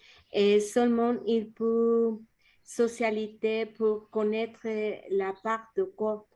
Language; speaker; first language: French; non-native, learner; Spanish